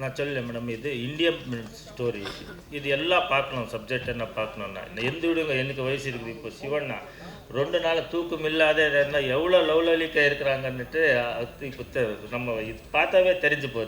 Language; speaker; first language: Tamil; non-native, learner; Kannada